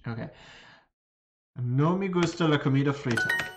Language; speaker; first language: Spanish; non-native, learner; English